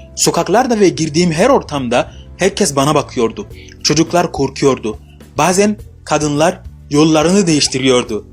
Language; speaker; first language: Turkish; non-native, fluent; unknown